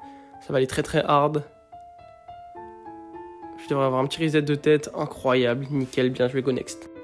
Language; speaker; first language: French; native; French